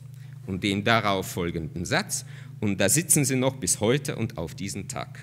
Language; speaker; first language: German; non-native, fluent; Russian